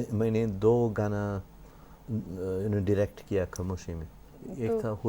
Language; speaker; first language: Hindi; non-native, local second language; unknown